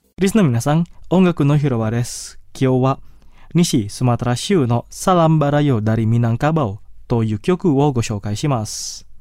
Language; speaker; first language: Japanese; non-native, fluent; Indonesian